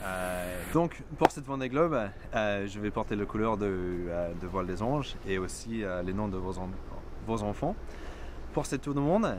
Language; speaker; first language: French; non-native, fluent; English